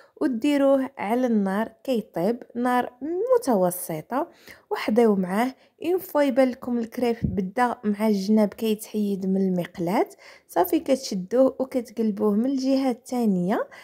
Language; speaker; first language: Arabic; native; Arabic